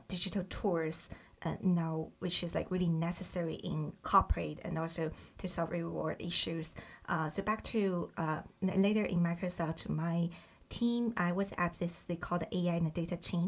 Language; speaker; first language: English; non-native, fluent; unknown